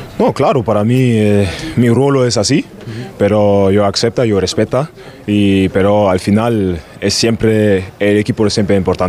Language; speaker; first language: Spanish; non-native, learner; German